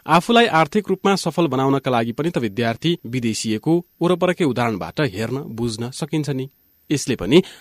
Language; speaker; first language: Nepali; native; Nepali